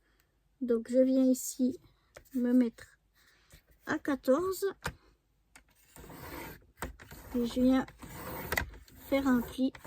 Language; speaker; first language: French; native; French